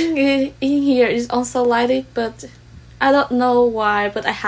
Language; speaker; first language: English; non-native, learner; Vietnamese